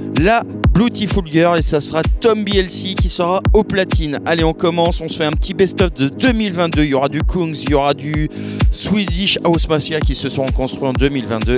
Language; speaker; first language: French; native; French